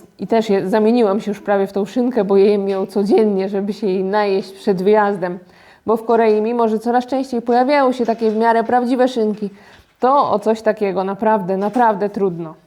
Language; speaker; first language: Polish; native; Polish